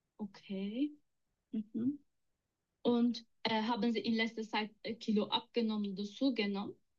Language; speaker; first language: German; non-native, learner; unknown